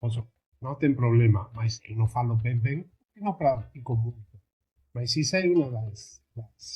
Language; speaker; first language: Galician; non-native, learner; Spanish